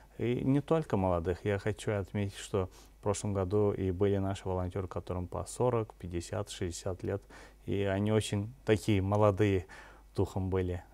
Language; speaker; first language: Russian; non-native, local second language; Azerbaijani